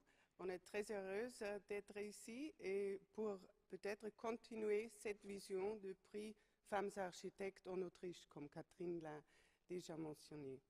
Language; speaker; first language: French; non-native, fluent; German